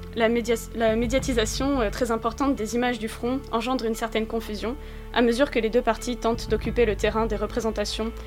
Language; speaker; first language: French; native; French